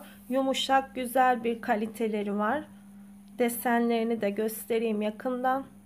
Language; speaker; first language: Turkish; native; Turkish